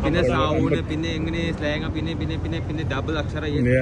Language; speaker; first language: Malayalam; non-native, learner; Chinese